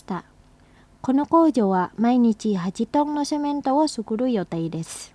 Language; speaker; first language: Japanese; non-native, fluent; Indonesian